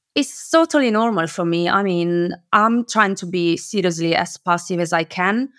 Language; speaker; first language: English; non-native, fluent; Italian